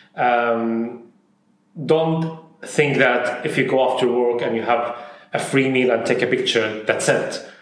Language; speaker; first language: English; non-native, fluent; Arabic